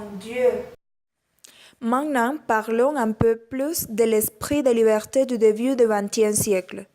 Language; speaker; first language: French; non-native, learner; Spanish